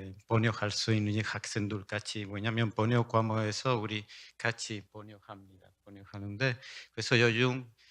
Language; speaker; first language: Korean; non-native, learner; Spanish